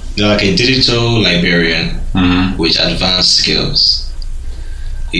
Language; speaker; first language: English; non-native, local second language; Igbo